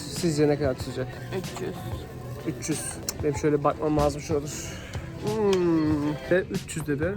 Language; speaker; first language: Turkish; native; Turkish